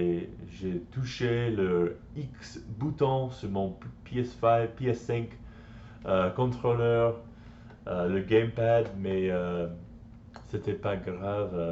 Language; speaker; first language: French; non-native, learner; English